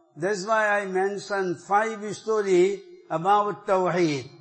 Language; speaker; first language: English; non-native, learner; Urdu